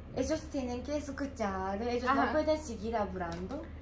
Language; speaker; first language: Spanish; non-native, learner; Japanese